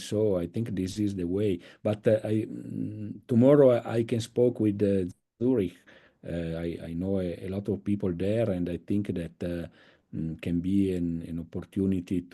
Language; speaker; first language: English; non-native, fluent; Italian